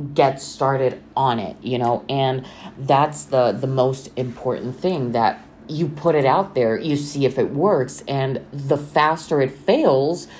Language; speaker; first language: English; non-native, fluent; Romanian